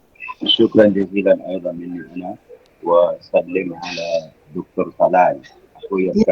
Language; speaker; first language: Arabic; native; Arabic